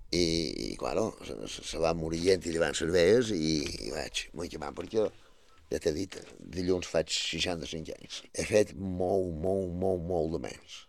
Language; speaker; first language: Catalan; native; Catalan